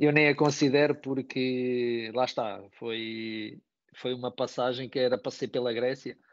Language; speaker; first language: Portuguese; native; Portuguese